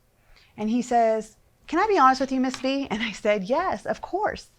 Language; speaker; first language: English; native; English